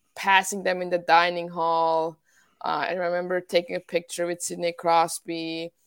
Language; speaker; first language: English; non-native, fluent; Swiss German